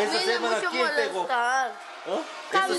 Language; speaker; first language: Spanish; non-native, learner; Korean